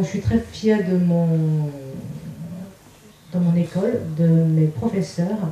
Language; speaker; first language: French; non-native, fluent; Chinese